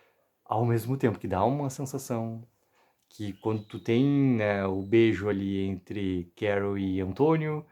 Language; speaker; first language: Portuguese; native; Portuguese